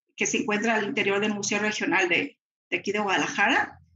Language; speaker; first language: Spanish; native; Spanish